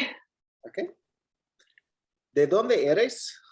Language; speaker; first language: Spanish; non-native, fluent; English